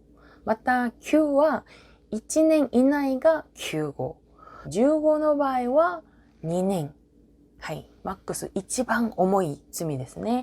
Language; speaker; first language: Japanese; non-native, fluent; Korean